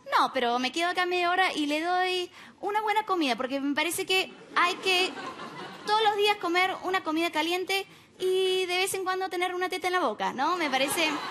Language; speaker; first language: Spanish; non-native, fluent; English